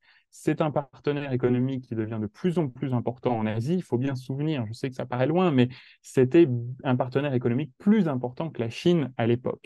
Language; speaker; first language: French; native; French